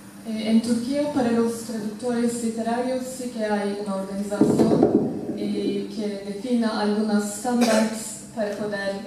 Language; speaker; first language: Spanish; non-native, fluent; Turkish